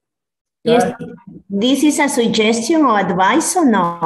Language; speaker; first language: English; non-native, learner; Spanish